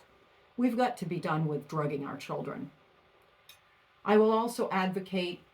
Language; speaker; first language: English; native; English